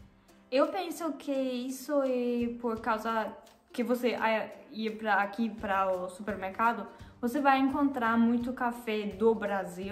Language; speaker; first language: Portuguese; non-native, learner; German